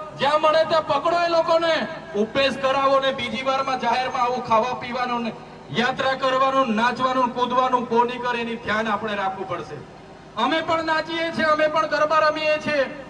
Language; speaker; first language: Gujarati; non-native, local second language; Vasavi